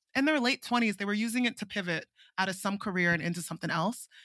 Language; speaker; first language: English; non-native, local second language; Igbo